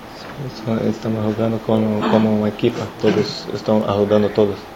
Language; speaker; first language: Portuguese; non-native, learner; Spanish